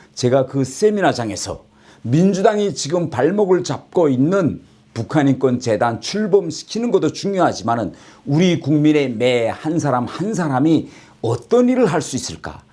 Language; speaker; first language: Korean; native; Korean